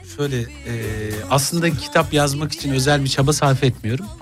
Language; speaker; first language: Turkish; native; Turkish